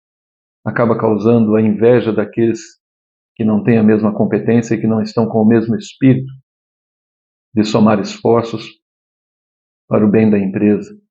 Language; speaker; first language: Portuguese; native; Portuguese